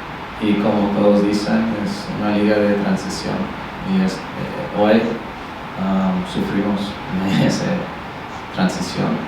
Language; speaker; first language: Spanish; non-native, learner; English